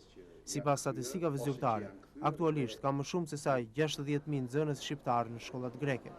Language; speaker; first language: Albanian; native; Albanian